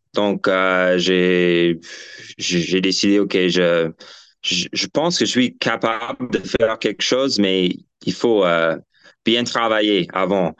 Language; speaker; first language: French; non-native, fluent; English